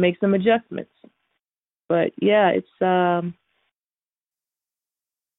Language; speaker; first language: English; native; English